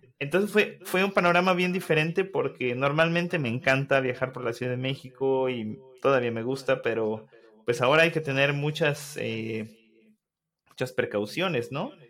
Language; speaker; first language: Spanish; native; Spanish